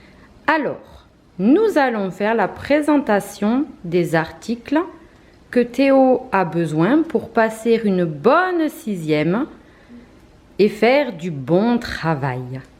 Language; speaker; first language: French; native; French